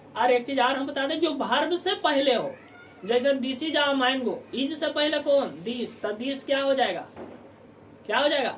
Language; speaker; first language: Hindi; native; Hindi